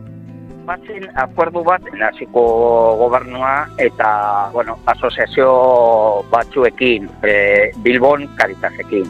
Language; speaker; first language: Basque; non-native, local second language; Spanish